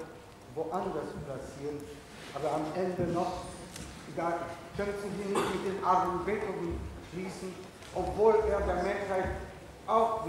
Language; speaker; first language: German; non-native, fluent; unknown